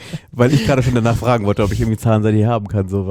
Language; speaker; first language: German; native; German